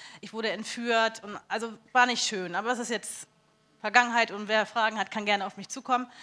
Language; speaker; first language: German; native; German